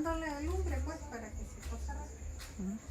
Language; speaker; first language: Spanish; native; Spanish